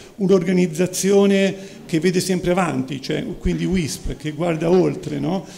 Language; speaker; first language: Italian; native; Italian